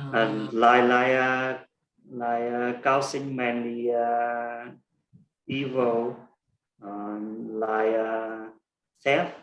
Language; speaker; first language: English; non-native, learner; Vietnamese